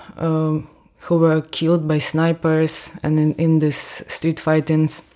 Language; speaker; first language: English; non-native, fluent; Ukrainian